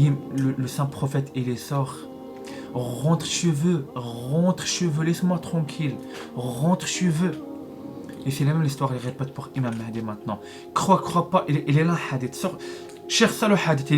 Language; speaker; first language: French; non-native, learner; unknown